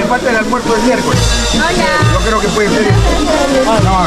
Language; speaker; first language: Spanish; native; Spanish